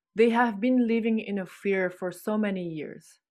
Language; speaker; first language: English; non-native, fluent; Chinese